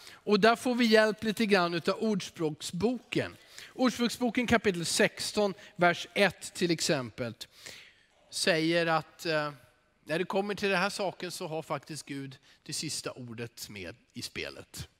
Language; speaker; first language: Swedish; native; Swedish